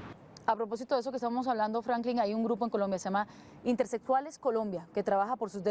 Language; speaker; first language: Spanish; native; Spanish